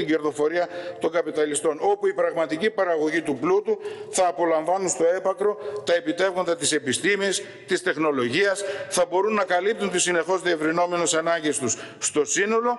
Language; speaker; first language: Greek; native; Greek